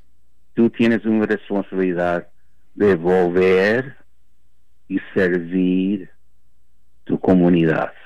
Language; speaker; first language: Spanish; early bilingual, heritage; Spanish